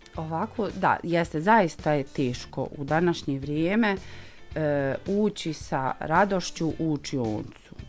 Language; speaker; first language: Bosnian; native; Bosnian